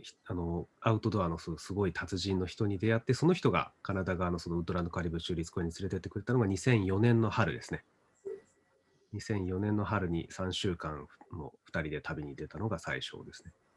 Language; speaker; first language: Japanese; native; Japanese